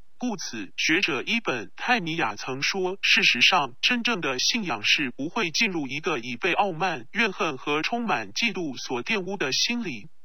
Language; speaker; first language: Chinese; non-native, local second language; Cantonese